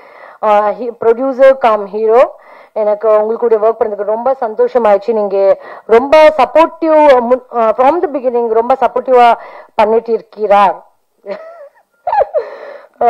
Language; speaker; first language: Tamil; non-native, learner; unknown